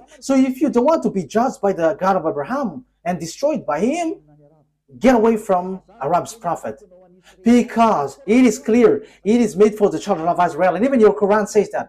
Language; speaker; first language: English; non-native, fluent; Malagasy